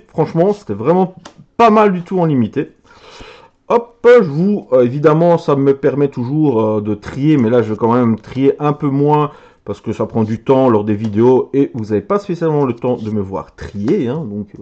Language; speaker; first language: French; native; French